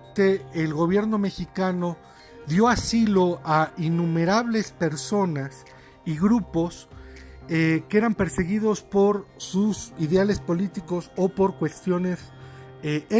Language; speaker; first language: Spanish; native; Spanish